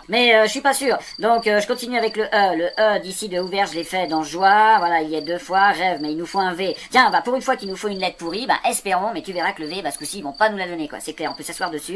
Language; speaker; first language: French; native; French